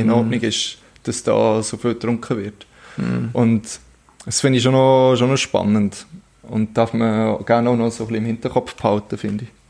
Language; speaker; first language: German; native; German